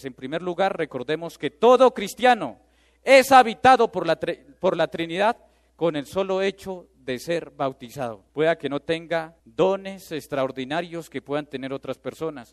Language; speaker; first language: Spanish; native; Spanish